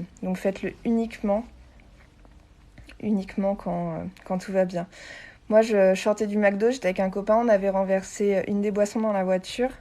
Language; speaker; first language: French; native; French